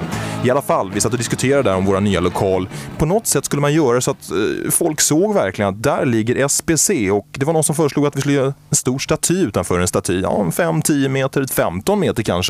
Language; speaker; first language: Swedish; native; Swedish